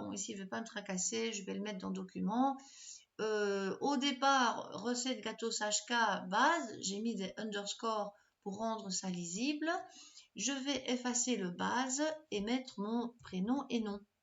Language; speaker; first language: French; native; French